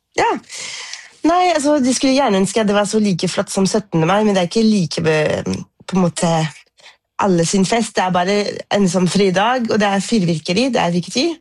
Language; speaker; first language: Norwegian; non-native, fluent; French